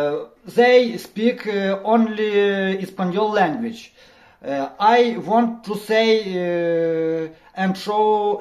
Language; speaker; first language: English; non-native, learner; Ukrainian